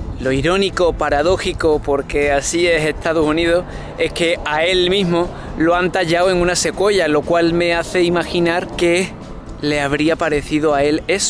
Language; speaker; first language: Spanish; native; Spanish